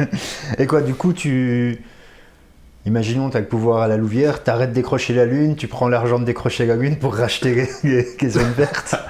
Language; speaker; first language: French; native; French